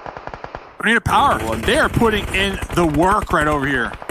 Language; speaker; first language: English; native; English